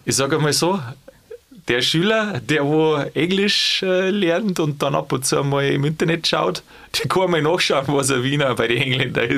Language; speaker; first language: German; native; German